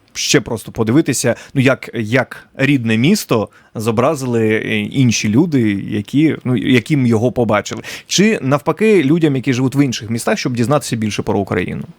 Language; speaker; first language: Ukrainian; native; Ukrainian